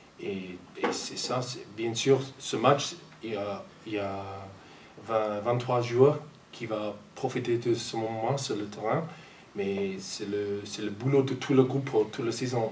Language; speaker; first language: French; non-native, fluent; English